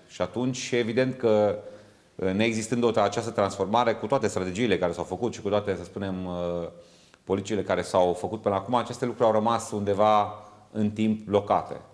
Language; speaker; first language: Romanian; native; Romanian